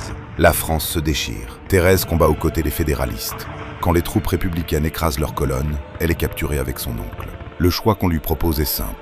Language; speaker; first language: French; native; French